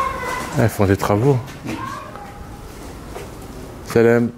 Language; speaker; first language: French; early bilingual, other home language; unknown